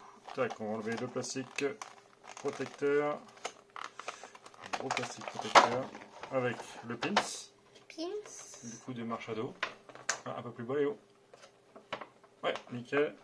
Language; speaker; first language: French; native; French